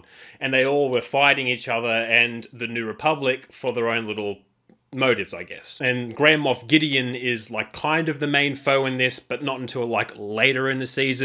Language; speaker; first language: English; native; English